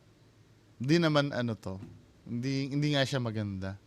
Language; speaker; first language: Filipino; native; Filipino